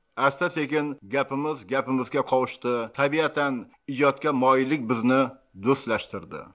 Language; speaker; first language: Uzbek; native; Uzbek